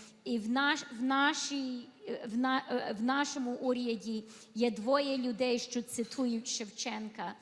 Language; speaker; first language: Ukrainian; early bilingual, heritage; Ukrainian